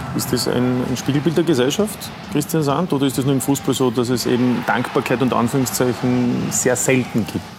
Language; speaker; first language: German; native; German